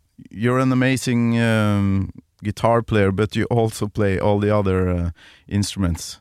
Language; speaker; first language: English; non-native, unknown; Norwegian